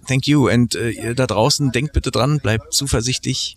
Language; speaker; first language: German; native; German